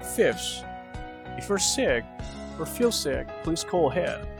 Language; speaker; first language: English; non-native, fluent; Chinese